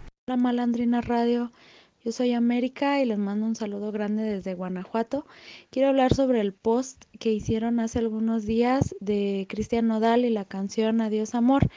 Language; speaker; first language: Spanish; native; Spanish